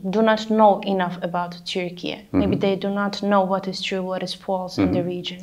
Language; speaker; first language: English; non-native, fluent; Turkish